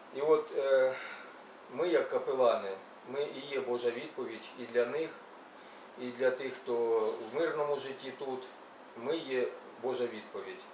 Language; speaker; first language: Ukrainian; non-native, local second language; Russian